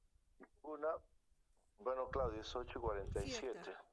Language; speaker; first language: Spanish; native; Spanish